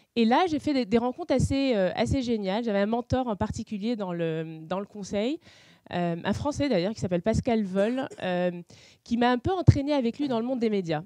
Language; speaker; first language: French; non-native, local second language; Arabic